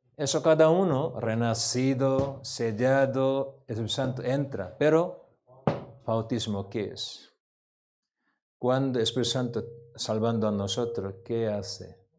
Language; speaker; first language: Spanish; non-native, learner; Korean